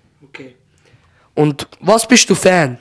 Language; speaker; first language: German; early bilingual, other home language; Turkish